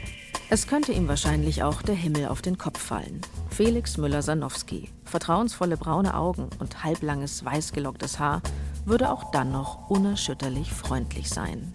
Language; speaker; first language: German; native; German